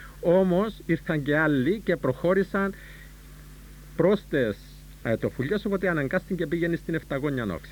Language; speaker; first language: Greek; native; Greek